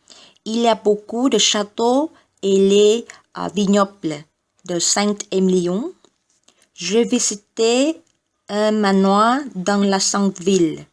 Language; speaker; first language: French; non-native, learner; Vietnamese